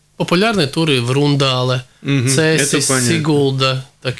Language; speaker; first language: Russian; non-native, local second language; Latvian